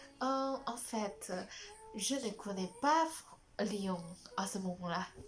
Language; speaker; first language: French; non-native, fluent; Chinese